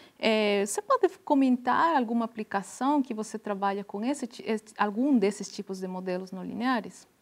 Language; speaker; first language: Portuguese; non-native, fluent; Spanish